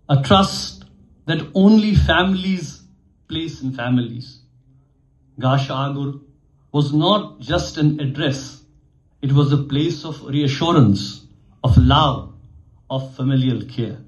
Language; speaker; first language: English; non-native, local second language; Urdu